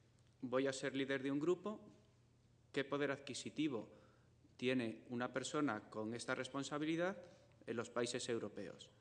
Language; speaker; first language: Spanish; native; Spanish